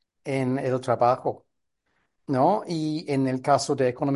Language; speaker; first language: Spanish; non-native, fluent; English